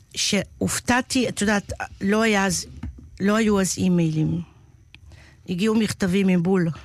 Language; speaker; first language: Hebrew; native; Hebrew